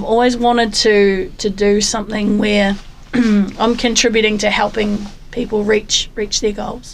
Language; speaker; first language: English; native; English